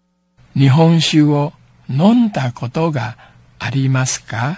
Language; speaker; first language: Japanese; non-native, fluent; Min Nan Chinese